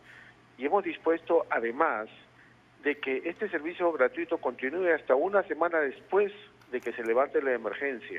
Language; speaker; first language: Spanish; native; Spanish